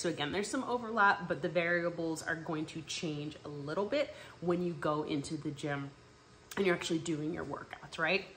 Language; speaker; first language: English; native; English